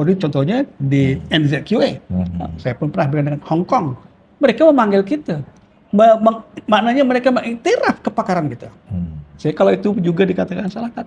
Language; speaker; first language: Malay; native; Malay